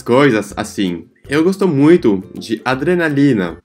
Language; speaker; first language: Portuguese; non-native, fluent; French